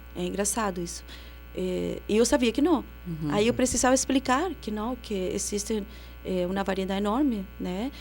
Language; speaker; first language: Portuguese; non-native, fluent; Spanish